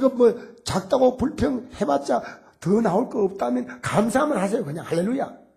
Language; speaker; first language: Korean; native; Korean